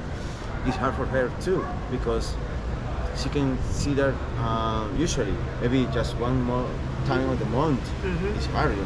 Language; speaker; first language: English; non-native, learner; Spanish